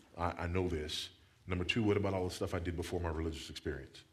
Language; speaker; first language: English; native; English